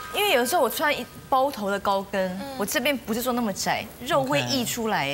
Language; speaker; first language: Chinese; native; Chinese